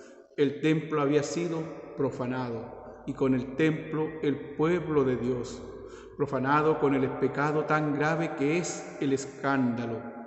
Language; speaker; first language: Spanish; native; Spanish